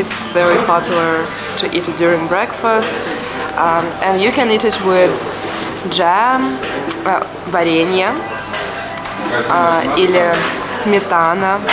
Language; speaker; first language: English; non-native, fluent; Russian